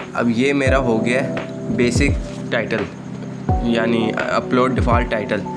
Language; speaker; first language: Urdu; native; Urdu